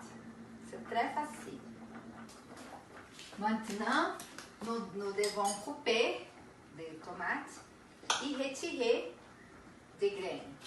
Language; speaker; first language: French; non-native, learner; Portuguese